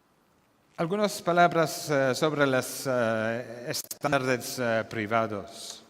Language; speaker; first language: Spanish; non-native, fluent; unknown